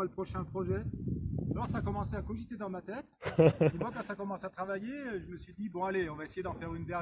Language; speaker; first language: French; native; French